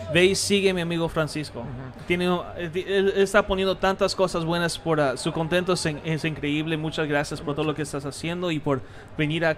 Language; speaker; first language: Spanish; early bilingual, heritage; Spanish